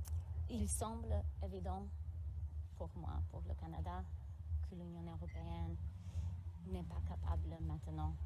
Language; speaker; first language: French; non-native, local second language; English